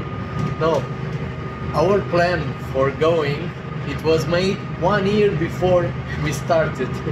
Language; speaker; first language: English; non-native, fluent; Romanian